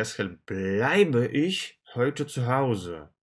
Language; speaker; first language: German; non-native, fluent; Russian